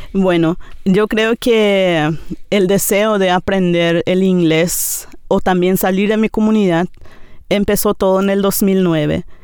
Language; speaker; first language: Spanish; non-native, local second language; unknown